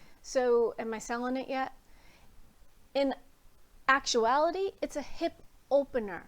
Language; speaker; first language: English; native; English